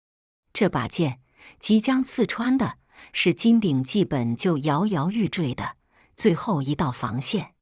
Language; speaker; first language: Chinese; native; Chinese